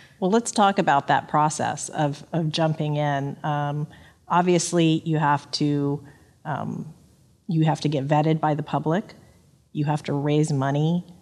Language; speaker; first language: English; native; English